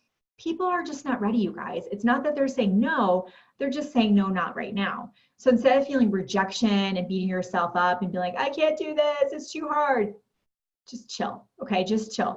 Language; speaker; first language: English; native; English